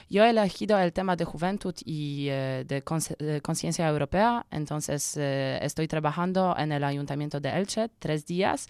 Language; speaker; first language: Spanish; non-native, learner; Polish